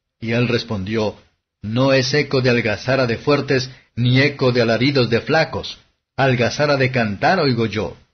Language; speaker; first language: Spanish; non-native, fluent; Portuguese